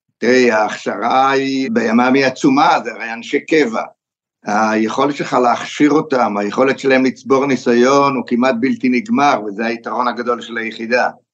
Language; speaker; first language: Hebrew; native; Hebrew